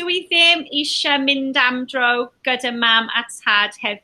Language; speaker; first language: Welsh; non-native, learner; English